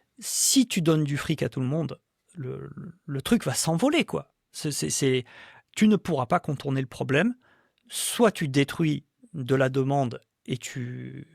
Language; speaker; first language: French; native; French